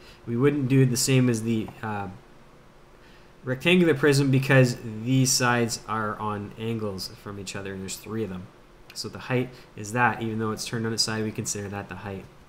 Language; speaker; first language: English; native; English